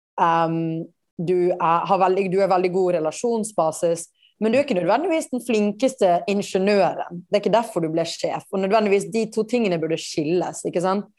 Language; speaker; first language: Norwegian; native; Norwegian